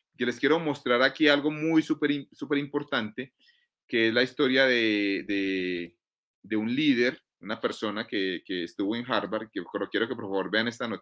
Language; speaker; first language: Spanish; native; Spanish